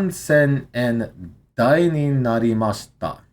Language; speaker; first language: Japanese; non-native, learner; English